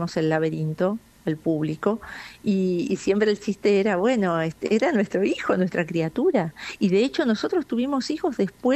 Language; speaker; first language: Spanish; native; Spanish